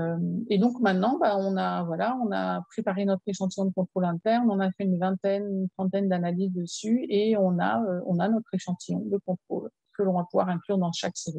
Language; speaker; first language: French; native; French